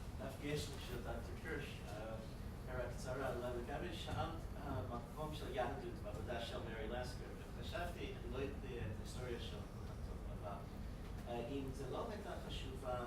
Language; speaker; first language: Hebrew; non-native, fluent; English